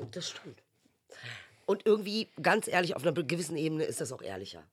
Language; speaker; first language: German; early bilingual, other home language; Turkish